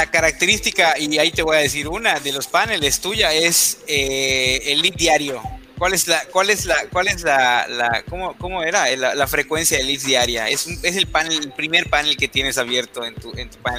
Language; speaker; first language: Spanish; native; Spanish